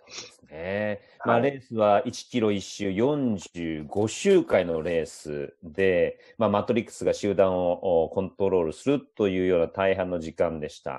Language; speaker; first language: Japanese; native; Japanese